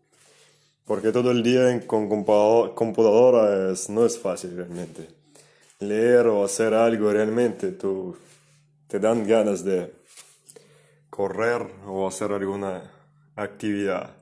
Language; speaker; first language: Spanish; non-native, fluent; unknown